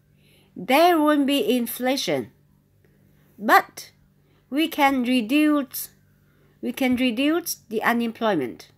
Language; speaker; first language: English; non-native, fluent; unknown